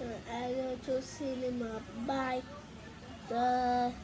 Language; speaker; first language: English; non-native, learner; Vietnamese